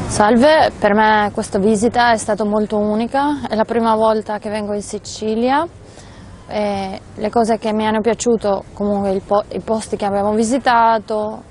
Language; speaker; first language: Italian; non-native, fluent; Albanian